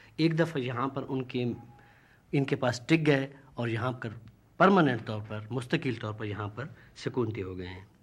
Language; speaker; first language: Urdu; non-native, local second language; Saraiki